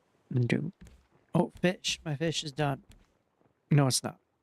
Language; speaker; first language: English; native; English